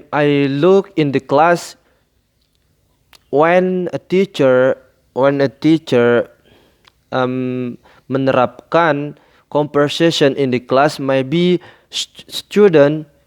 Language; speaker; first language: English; non-native, learner; Indonesian